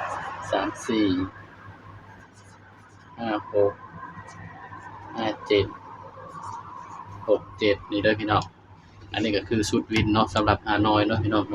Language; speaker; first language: Thai; non-native, local second language; Lao